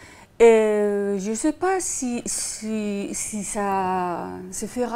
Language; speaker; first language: French; non-native, fluent; Spanish